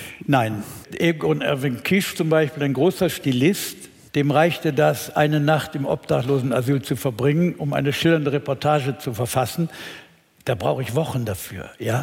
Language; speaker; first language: German; native; German